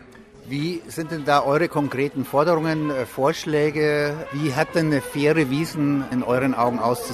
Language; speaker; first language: German; native; German